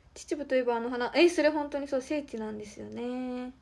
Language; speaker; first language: Japanese; native; Japanese